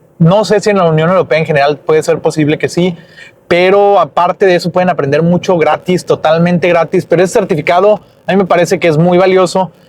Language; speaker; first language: Spanish; native; Spanish